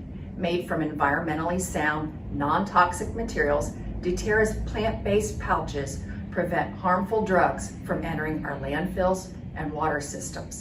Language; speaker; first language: English; native; English